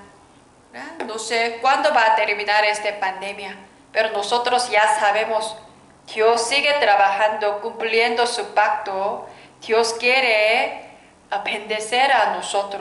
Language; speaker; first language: Spanish; non-native, learner; Korean